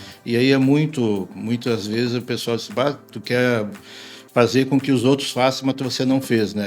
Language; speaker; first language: Portuguese; native; Portuguese